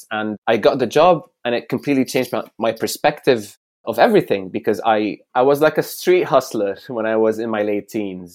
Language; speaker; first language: English; non-native, fluent; Arabic